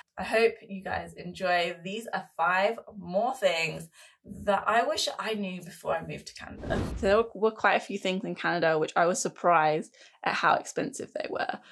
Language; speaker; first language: English; native; English